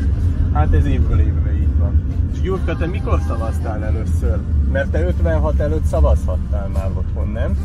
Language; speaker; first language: Hungarian; native; Hungarian